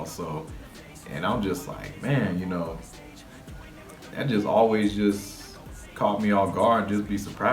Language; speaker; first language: English; native; English